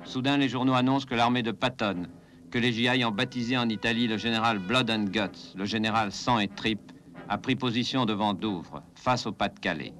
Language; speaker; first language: French; native; French